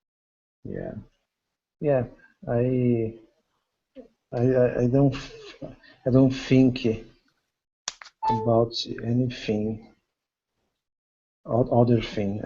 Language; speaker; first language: English; non-native, learner; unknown